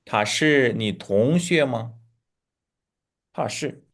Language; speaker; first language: Chinese; non-native, fluent; Uzbek